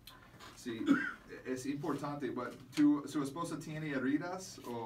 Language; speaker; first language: Spanish; non-native, learner; English